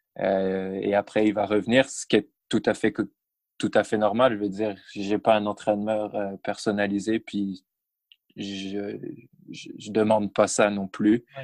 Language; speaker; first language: French; native; French